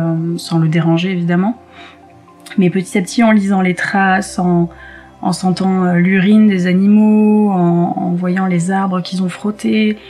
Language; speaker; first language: French; native; French